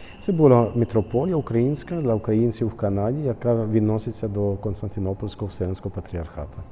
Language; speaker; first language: Ukrainian; early bilingual, heritage; Ukrainian